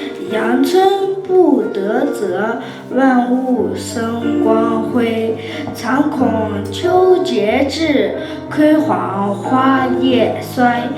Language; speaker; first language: Chinese; non-native, learner; Mongolian